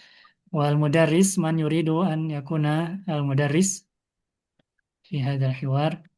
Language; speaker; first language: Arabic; non-native, fluent; Indonesian